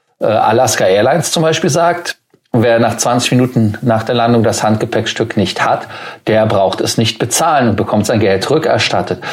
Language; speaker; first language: German; native; German